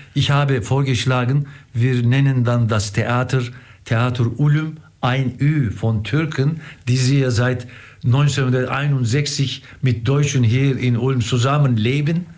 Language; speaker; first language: German; non-native, fluent; Turkish